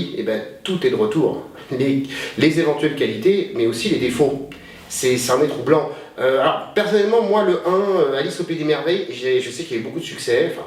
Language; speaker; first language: French; native; French